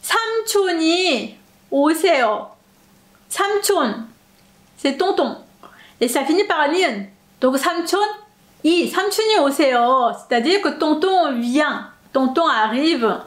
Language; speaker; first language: French; non-native, fluent; Korean